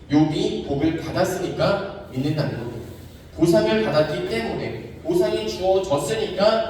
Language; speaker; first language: Korean; native; Korean